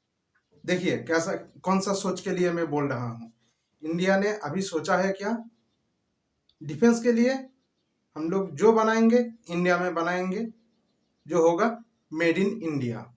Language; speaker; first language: Hindi; non-native, local second language; Bangla